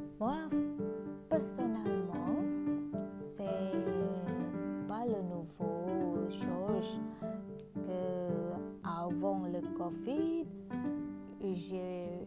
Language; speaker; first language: French; non-native, learner; Indonesian